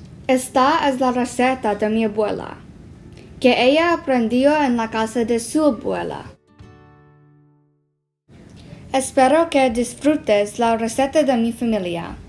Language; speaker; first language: Spanish; non-native, learner; English